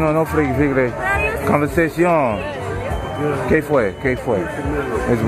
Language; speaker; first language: Spanish; non-native, learner; English